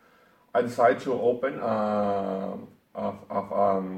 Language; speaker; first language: English; non-native, learner; Portuguese